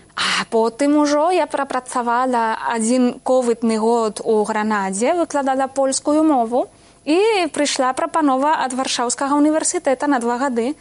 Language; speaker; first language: Belarusian; non-native, fluent; Spanish